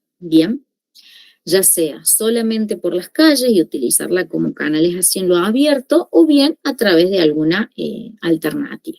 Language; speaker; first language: Spanish; native; Spanish